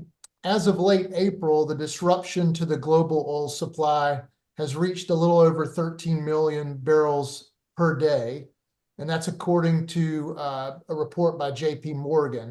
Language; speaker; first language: English; native; English